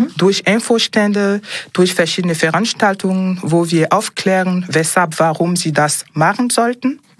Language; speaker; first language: German; non-native, fluent; French